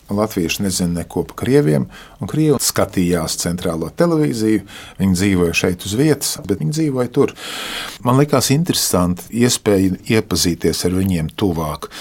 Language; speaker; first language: Latvian; native; Latvian